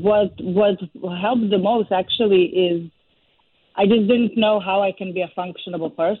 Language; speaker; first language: English; non-native, fluent; Serbian